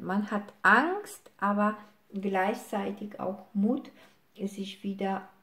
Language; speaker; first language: German; non-native, fluent; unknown